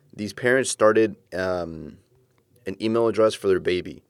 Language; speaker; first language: English; early bilingual, other home language; Spanish